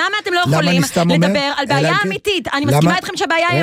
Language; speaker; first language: Hebrew; native; Hebrew